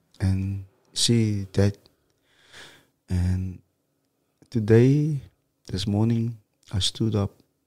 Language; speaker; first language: English; non-native, local second language; Afrikaans